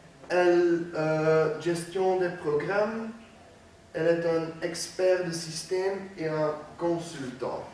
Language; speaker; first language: French; non-native, learner; Dutch